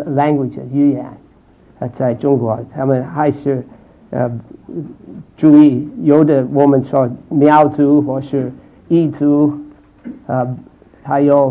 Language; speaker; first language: Chinese; non-native, fluent; English